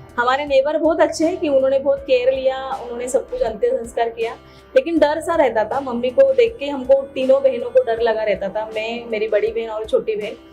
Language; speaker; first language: Hindi; non-native, local second language; Marathi